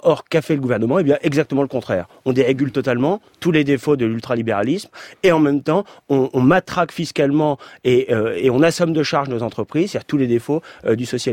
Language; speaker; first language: French; native; French